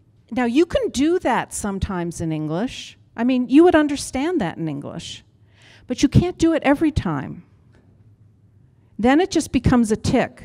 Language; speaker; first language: English; native; English